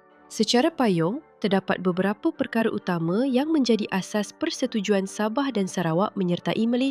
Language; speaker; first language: Malay; native; Malay